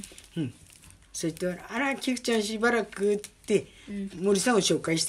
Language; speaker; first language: Japanese; native; Japanese